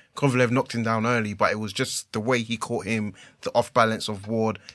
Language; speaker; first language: English; early bilingual, other home language; Akan